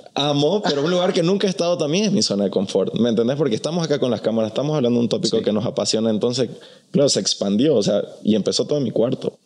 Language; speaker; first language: Spanish; native; Spanish